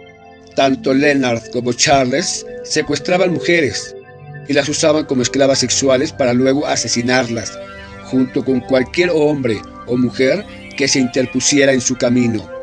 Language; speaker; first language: Spanish; native; Spanish